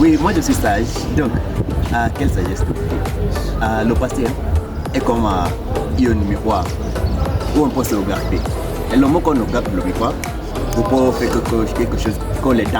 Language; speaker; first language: French; non-native, learner; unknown